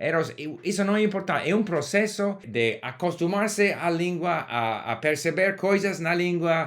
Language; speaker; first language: Portuguese; non-native, learner; English